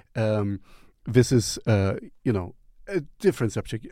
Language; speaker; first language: English; non-native, fluent; German